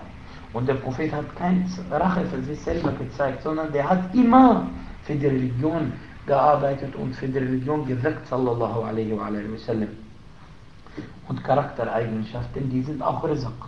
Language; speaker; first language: German; non-native, fluent; Arabic